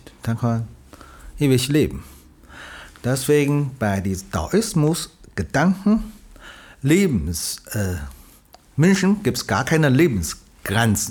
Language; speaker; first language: German; non-native, learner; Chinese